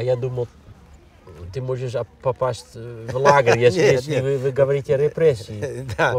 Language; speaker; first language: Russian; non-native, learner; Dutch